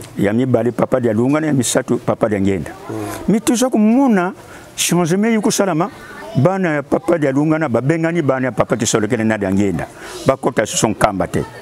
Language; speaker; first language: Lingala; non-native, local second language; Kongo